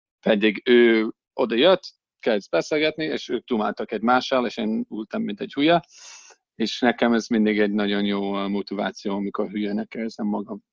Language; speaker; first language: Hungarian; non-native, fluent; English